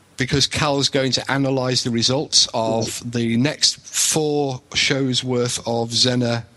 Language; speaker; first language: English; native; English